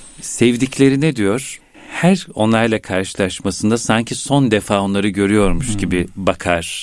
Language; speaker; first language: Turkish; native; Turkish